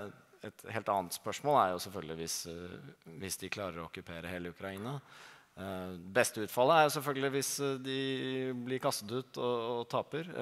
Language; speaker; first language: Norwegian; native; Norwegian